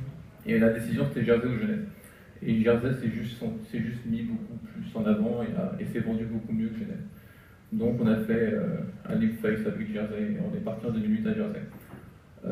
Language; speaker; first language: French; native; French